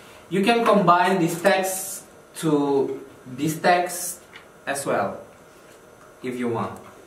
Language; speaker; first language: English; non-native, fluent; Indonesian